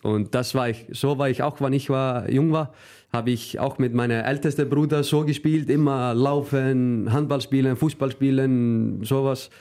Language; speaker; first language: German; non-native, fluent; Icelandic